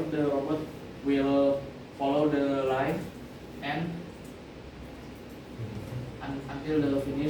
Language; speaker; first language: English; non-native, learner; Indonesian